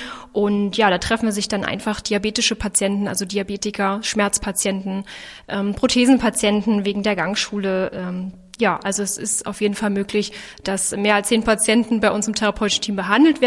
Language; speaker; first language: German; native; German